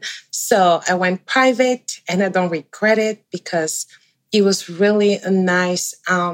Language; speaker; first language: English; non-native, local second language; French